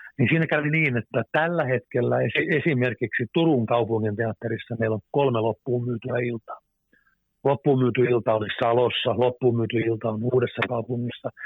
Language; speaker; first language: Finnish; native; Finnish